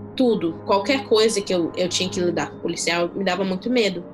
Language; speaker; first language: Portuguese; non-native, fluent; English